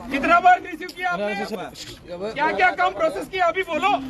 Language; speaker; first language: Hindi; non-native, local second language; Kannada